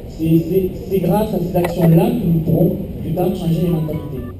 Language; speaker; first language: French; native; French